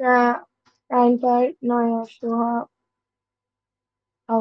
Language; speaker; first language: German; non-native, learner; Bangla